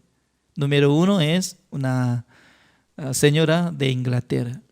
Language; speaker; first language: Spanish; non-native, fluent; Korean